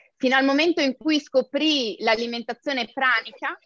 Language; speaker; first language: Italian; native; Italian